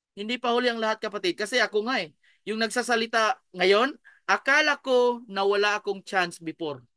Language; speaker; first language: Filipino; non-native, local second language; Cebuano